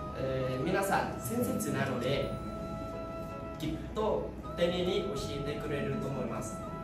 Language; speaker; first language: Japanese; non-native, learner; Nepali